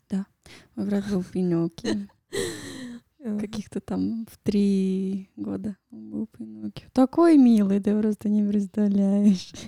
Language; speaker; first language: Russian; non-native, fluent; Spanish